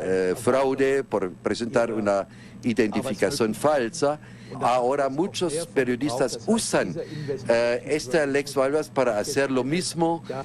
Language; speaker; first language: Spanish; non-native, fluent; German